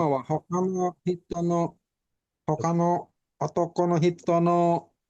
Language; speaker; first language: Japanese; non-native, learner; Indonesian